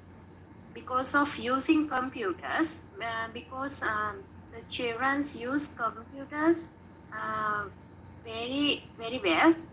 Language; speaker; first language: English; non-native, learner; Sinhala